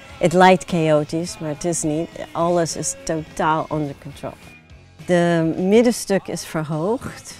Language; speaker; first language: Dutch; non-native, fluent; English